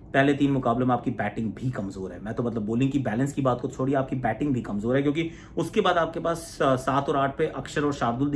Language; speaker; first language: Hindi; native; Hindi